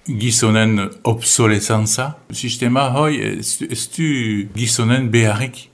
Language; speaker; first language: Basque; native; Basque